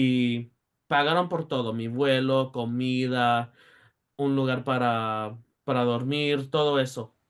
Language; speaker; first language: Spanish; early bilingual, heritage; Spanish